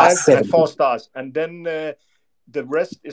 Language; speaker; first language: English; non-native, fluent; Danish